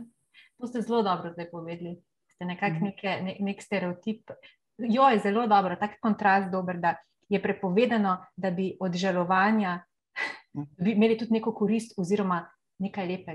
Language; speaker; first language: Slovenian; native; Slovenian